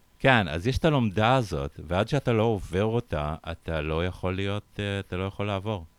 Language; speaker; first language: Hebrew; early bilingual, other home language; Russian